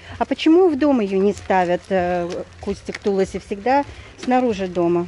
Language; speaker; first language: Russian; native; Russian